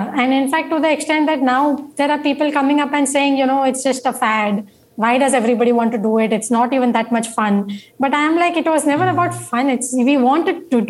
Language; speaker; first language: English; non-native, local second language; Marathi